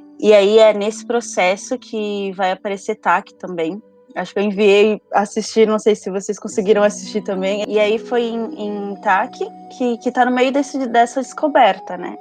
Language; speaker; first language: Portuguese; early bilingual, other home language; Spanish